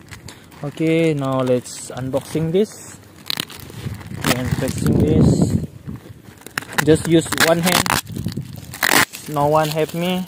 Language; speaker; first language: English; non-native, learner; Malay